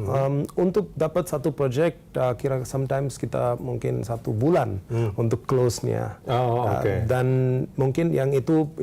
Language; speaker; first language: Indonesian; non-native, learner; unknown